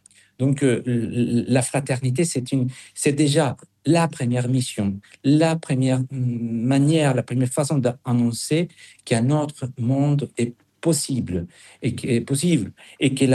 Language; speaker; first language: French; non-native, fluent; Spanish